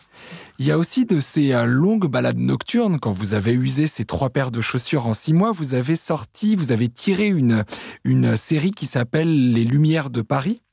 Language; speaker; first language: French; native; French